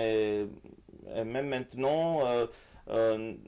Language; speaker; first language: French; non-native, fluent; Romanian